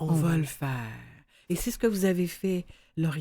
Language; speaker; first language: French; native; French